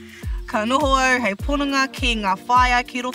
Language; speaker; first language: Māori; non-native, local second language; English